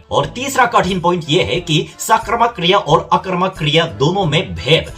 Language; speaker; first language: Hindi; non-native, fluent; Korean